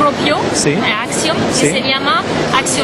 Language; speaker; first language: Spanish; non-native, learner; French